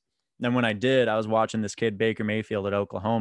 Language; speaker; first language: English; native; English